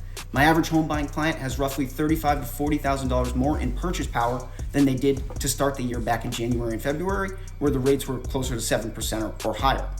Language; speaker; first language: English; native; English